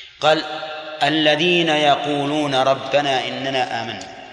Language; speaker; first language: Arabic; native; Arabic